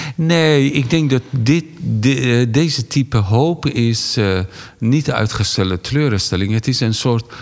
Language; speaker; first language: Dutch; non-native, fluent; Persian